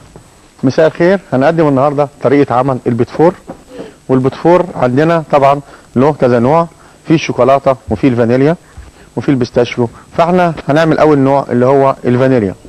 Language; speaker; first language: Arabic; native; Arabic